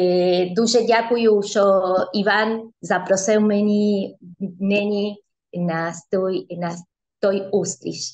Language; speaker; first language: Ukrainian; non-native, learner; Spanish